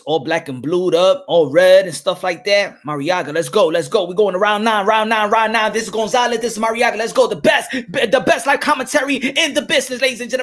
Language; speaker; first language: English; early bilingual, other home language; Spanish